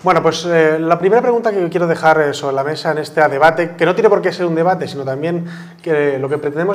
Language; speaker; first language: Spanish; native; Spanish